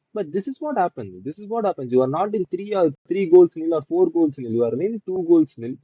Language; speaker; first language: English; non-native, local second language; Tamil